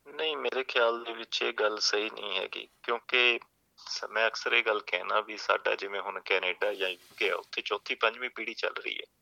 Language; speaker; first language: Punjabi; native; Punjabi